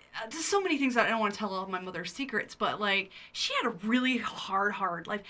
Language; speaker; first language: English; native; English